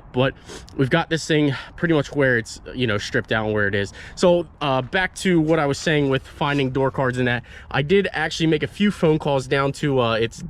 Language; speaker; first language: English; native; English